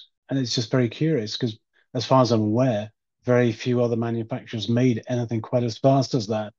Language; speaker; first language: English; native; English